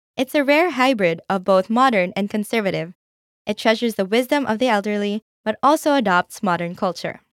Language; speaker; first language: English; non-native, local second language; Filipino